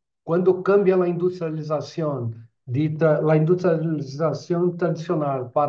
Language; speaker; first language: Spanish; non-native, fluent; Portuguese